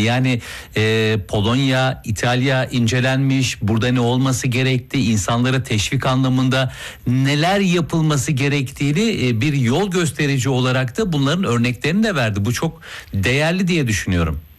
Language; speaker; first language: Turkish; native; Turkish